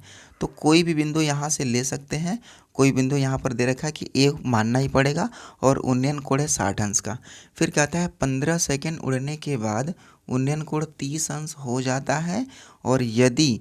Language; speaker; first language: Hindi; native; Hindi